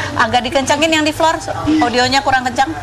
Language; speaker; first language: Indonesian; native; Indonesian